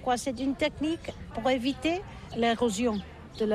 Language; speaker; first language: French; non-native, learner; Catalan